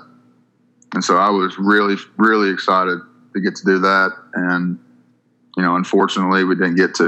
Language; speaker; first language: English; native; English